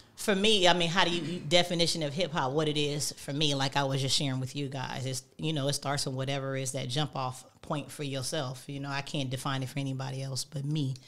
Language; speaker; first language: English; native; English